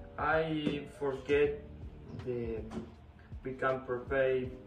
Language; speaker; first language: English; non-native, learner; Spanish